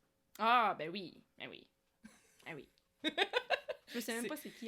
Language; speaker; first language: French; early bilingual, other home language; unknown